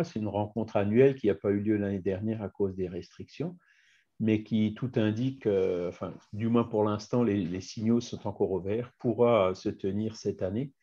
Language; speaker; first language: French; native; French